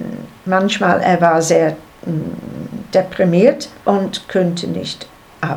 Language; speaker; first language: German; non-native, learner; English